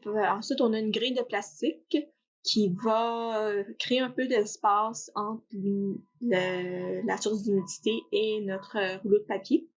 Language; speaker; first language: French; native; French